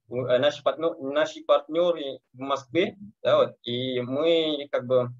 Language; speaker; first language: Russian; non-native, learner; Malay